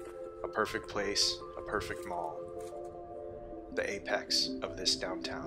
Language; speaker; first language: English; native; English